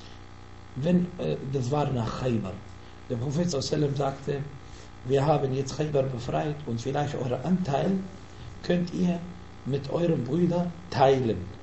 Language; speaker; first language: German; non-native, fluent; Arabic